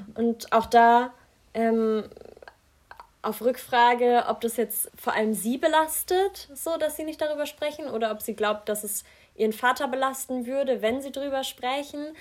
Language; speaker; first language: German; native; German